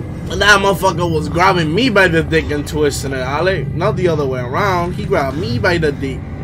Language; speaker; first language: English; early bilingual, other home language; Spanish